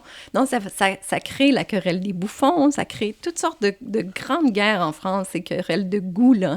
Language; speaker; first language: French; native; French